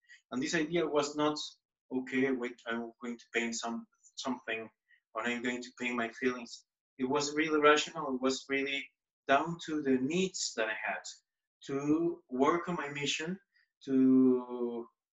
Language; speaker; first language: English; non-native, fluent; Spanish